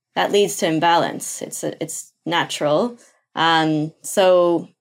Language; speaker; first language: English; non-native, fluent; Portuguese